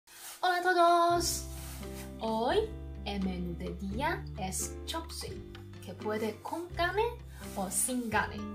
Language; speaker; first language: Spanish; non-native, learner; Chinese